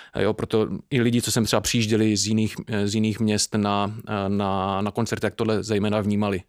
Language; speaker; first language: Czech; native; Czech